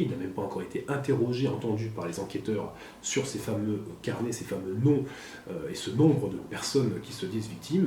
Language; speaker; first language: French; native; French